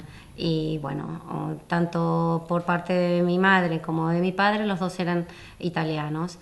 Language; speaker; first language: Spanish; native; Spanish